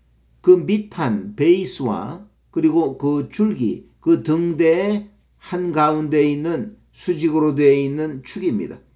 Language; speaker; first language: Korean; native; Korean